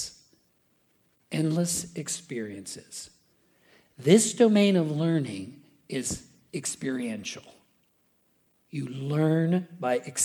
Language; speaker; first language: English; native; English